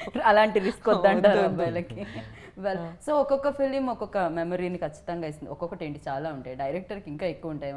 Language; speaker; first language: Telugu; native; Telugu